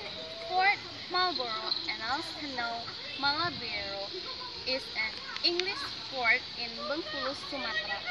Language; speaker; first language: English; non-native, learner; Indonesian